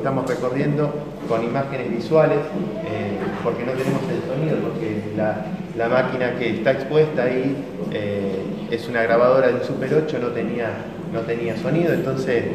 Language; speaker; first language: Spanish; native; Spanish